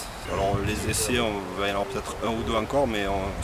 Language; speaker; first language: French; native; French